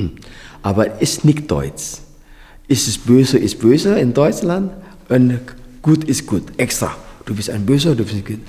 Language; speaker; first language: German; non-native, learner; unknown